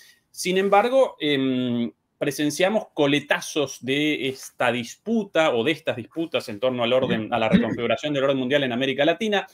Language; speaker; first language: Spanish; native; Spanish